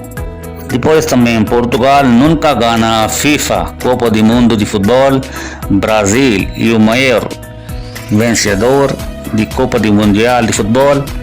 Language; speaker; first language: Portuguese; non-native, learner; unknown